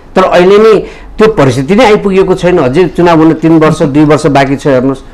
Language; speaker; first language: Nepali; native; Nepali